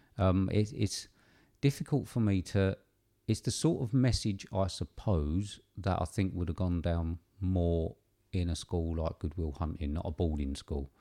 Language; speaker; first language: English; native; English